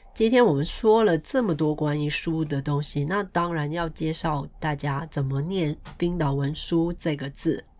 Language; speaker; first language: Chinese; non-native, local second language; Cantonese